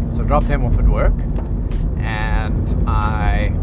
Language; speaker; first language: English; native; English